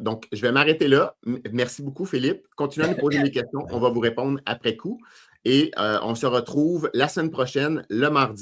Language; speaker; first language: French; native; French